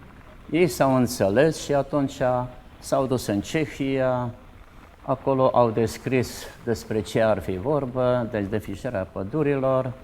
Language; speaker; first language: Romanian; non-native, local second language; Czech